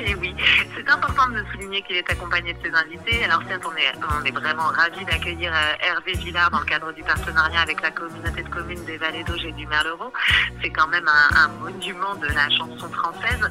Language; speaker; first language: French; native; French